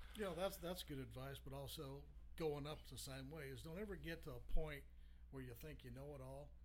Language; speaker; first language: English; native; English